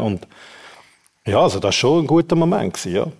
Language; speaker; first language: German; native; German